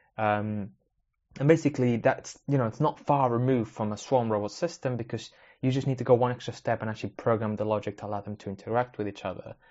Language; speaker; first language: English; early bilingual, other home language; Spanish